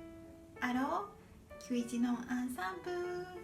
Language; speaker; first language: French; non-native, learner; Japanese